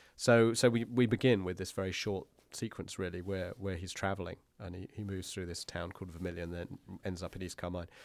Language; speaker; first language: English; native; English